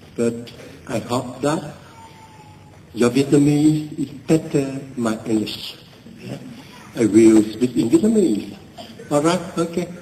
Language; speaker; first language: English; non-native, learner; Vietnamese